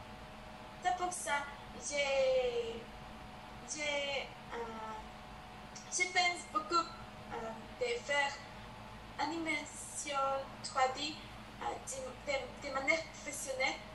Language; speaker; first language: French; non-native, learner; Spanish